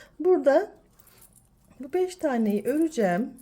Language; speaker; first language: Turkish; native; Turkish